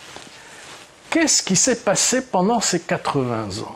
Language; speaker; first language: French; early bilingual, other home language; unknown